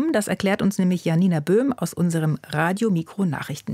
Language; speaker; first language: German; native; German